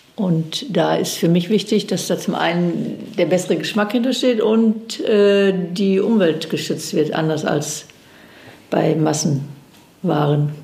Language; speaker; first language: German; native; German